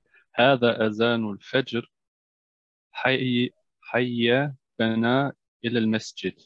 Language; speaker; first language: Arabic; non-native, learner; German